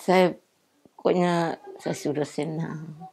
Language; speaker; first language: Indonesian; non-native, local second language; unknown